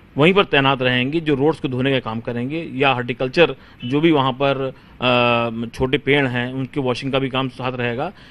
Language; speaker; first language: Hindi; native; Hindi